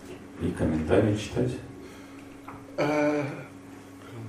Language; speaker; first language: Russian; native; Russian